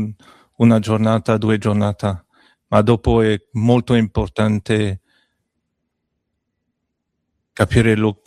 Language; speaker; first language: Italian; non-native, learner; French